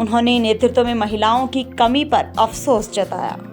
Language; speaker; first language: Hindi; native; Hindi